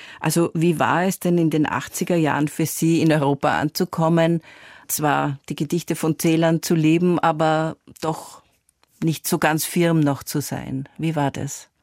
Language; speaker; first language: German; native; German